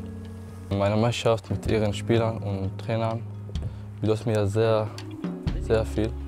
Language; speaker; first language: German; non-native, learner; Arabic